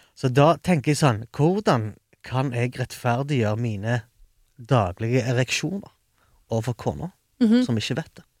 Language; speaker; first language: Norwegian; early bilingual, other home language; Arabic